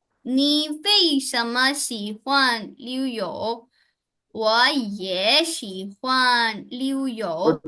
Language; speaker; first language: Chinese; non-native, fluent; Urdu